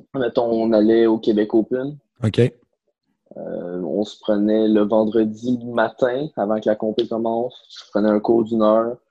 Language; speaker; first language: French; native; French